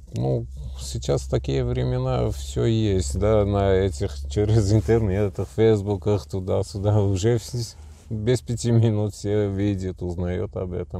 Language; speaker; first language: Russian; non-native, learner; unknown